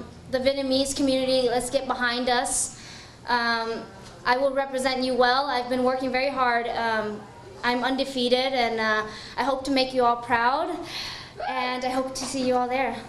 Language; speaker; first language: English; early bilingual, other home language; Vietnamese